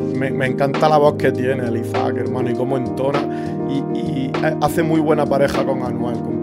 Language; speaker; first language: Spanish; native; Spanish